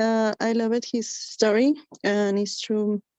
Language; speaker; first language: English; non-native, learner; Spanish